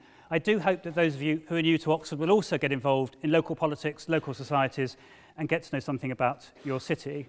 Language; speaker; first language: English; native; English